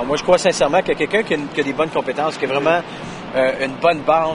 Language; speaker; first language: French; native; French